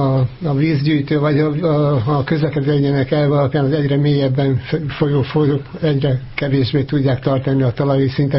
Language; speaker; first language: Hungarian; native; Hungarian